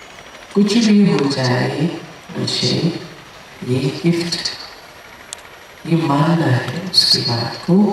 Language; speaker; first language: Hindi; native; Hindi